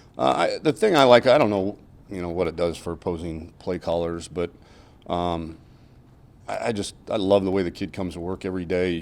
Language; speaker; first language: English; native; English